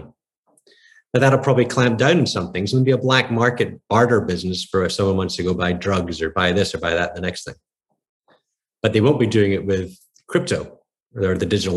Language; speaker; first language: English; native; English